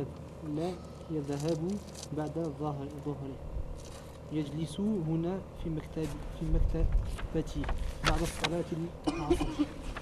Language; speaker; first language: Arabic; non-native, learner; French